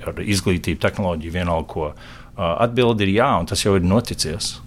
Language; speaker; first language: Latvian; early bilingual, heritage; Latvian